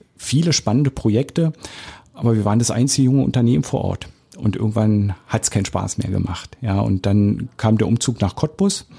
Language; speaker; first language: German; native; German